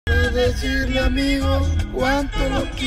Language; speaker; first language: Spanish; native; Spanish